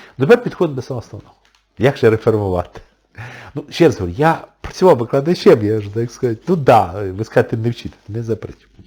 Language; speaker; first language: Ukrainian; non-native, local second language; Russian